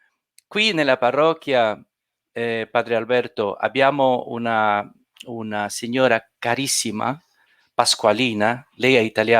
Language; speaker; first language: Italian; non-native, fluent; Portuguese